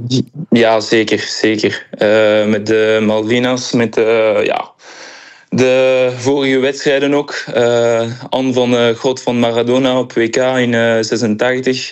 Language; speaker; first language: Dutch; early bilingual, heritage; Spanish